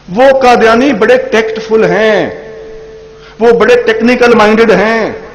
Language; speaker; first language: Urdu; non-native, local second language; Punjabi